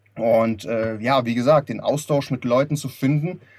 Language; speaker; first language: German; early bilingual, other home language; Lithuanian